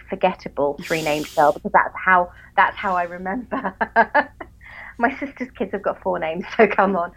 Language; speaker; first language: English; native; English